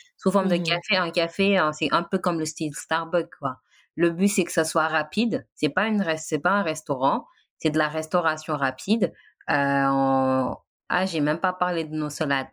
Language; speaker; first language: French; non-native, local second language; Wolof